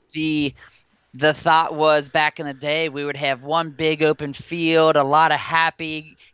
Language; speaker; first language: English; native; English